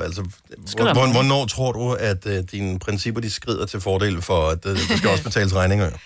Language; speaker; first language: Danish; native; Danish